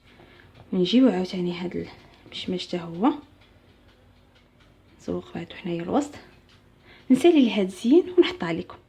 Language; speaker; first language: Arabic; native; Arabic